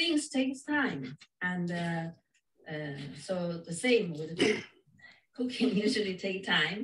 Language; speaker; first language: English; non-native, fluent; Chinese